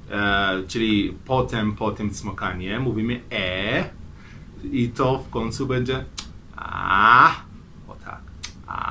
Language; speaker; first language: Polish; non-native, fluent; Persian